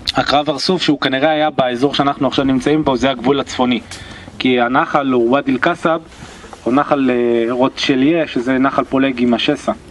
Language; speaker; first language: Hebrew; native; Hebrew